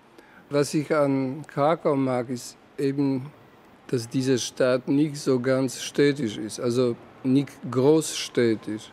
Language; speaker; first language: German; non-native, fluent; Polish